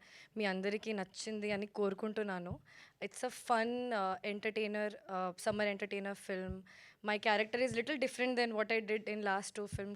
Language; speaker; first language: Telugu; non-native, fluent; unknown